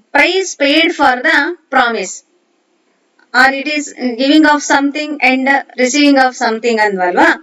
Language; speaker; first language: English; non-native, local second language; Kannada